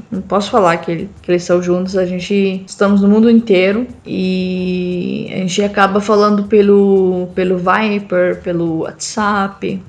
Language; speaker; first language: Portuguese; non-native, fluent; Arabic